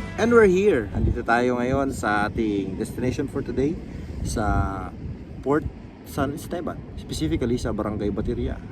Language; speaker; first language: Filipino; native; Filipino